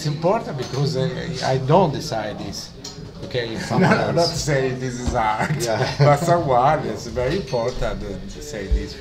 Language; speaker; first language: English; non-native, learner; Italian